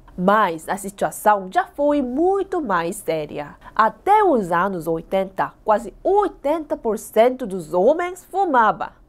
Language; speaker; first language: Portuguese; non-native, fluent; Korean